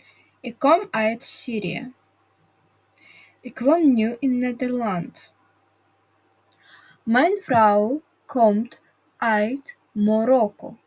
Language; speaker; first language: Dutch; non-native, fluent; Russian